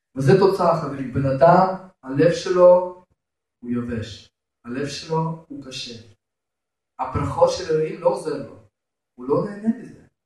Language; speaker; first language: Hebrew; non-native, fluent; Russian